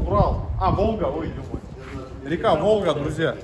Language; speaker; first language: Russian; non-native, fluent; Turkish